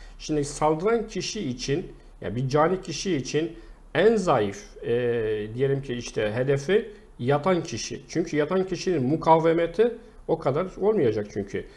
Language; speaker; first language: Turkish; non-native, fluent; Arabic